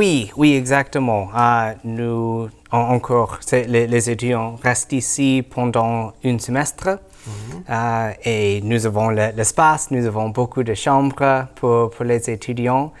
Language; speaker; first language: French; non-native, learner; English